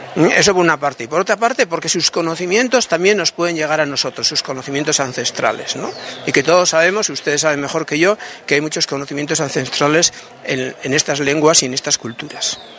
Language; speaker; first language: Spanish; non-native, local second language; Basque